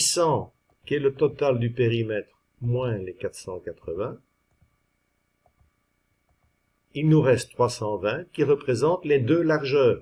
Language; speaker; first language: French; native; French